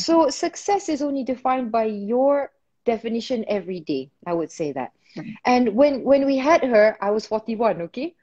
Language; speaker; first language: English; non-native, local second language; Malay